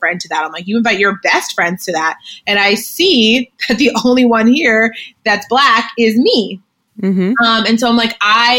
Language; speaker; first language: English; native; English